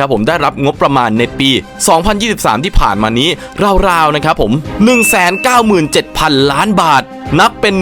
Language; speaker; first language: Thai; native; Thai